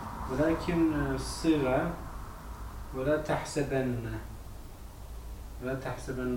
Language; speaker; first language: Arabic; non-native, learner; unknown